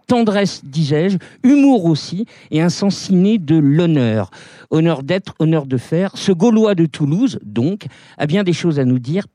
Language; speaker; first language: French; native; French